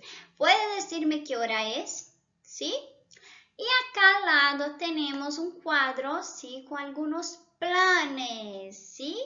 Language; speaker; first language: Spanish; non-native, fluent; Portuguese